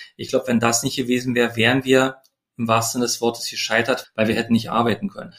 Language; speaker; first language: German; native; German